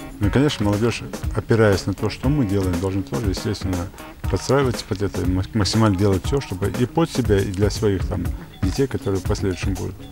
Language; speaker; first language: Russian; non-native, local second language; Ingush